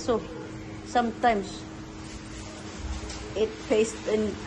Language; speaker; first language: English; non-native, local second language; Filipino